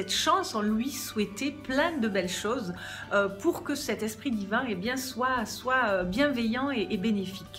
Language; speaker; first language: French; native; French